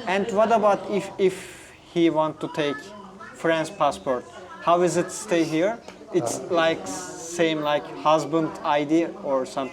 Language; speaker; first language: English; non-native, learner; Turkish